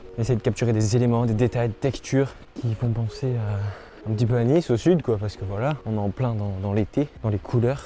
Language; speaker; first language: French; native; French